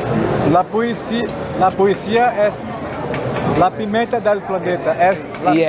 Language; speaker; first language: Spanish; non-native, fluent; Portuguese